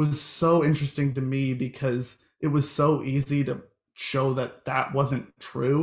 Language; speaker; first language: English; native; English